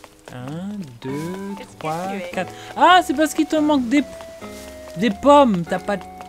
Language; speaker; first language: French; native; French